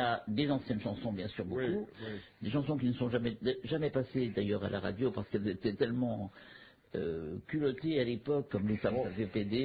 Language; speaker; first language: French; native; French